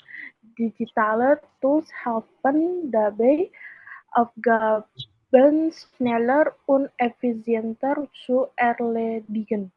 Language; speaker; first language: German; non-native, learner; Indonesian